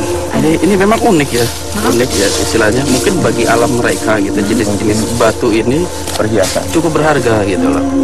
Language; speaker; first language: Indonesian; native; Indonesian